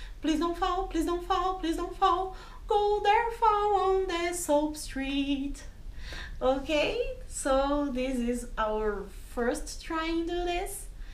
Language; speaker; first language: English; non-native, fluent; Portuguese